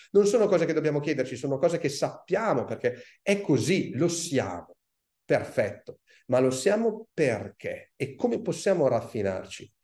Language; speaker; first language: Italian; native; Italian